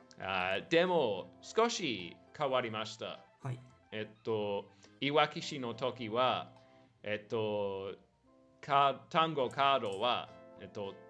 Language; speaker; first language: Japanese; non-native, learner; English